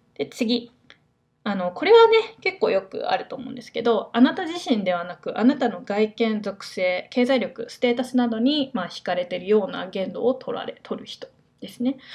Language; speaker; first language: Japanese; native; Japanese